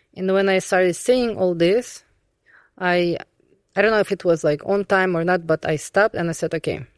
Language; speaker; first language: English; non-native, fluent; Russian